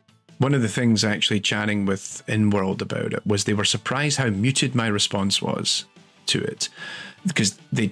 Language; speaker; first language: English; native; English